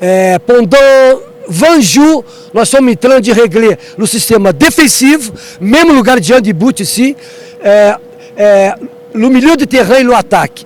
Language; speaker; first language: French; non-native, learner; Portuguese